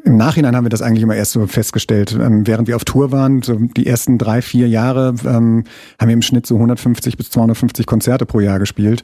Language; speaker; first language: German; native; German